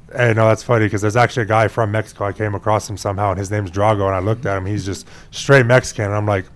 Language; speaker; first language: English; early bilingual, other home language; Spanish